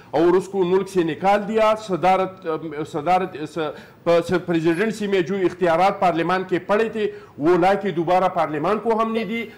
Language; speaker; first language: Urdu; non-native, local second language; Pashto